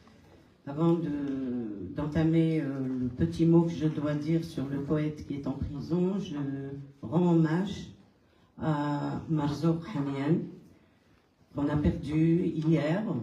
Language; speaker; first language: French; non-native, local second language; Kabyle